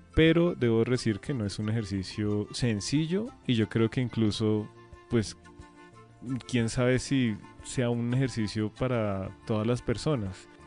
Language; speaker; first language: Spanish; native; Spanish